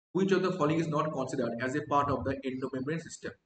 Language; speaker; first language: English; non-native, local second language; Bangla